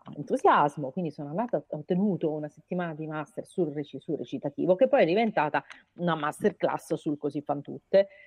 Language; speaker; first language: Italian; native; Italian